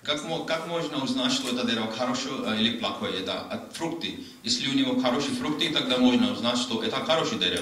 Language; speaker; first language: Russian; non-native, learner; Hindi